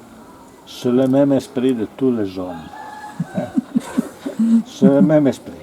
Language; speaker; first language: French; non-native, learner; Italian